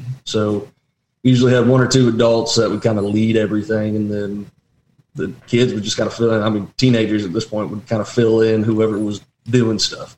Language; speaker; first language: English; native; English